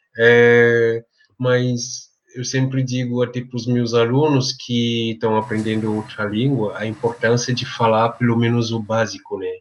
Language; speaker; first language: Portuguese; non-native, fluent; French